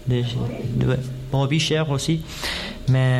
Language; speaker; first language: French; non-native, fluent; Persian